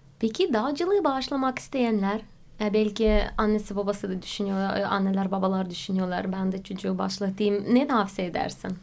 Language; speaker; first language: Turkish; non-native, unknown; Russian